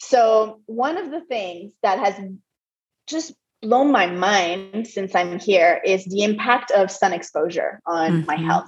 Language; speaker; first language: English; non-native, fluent; French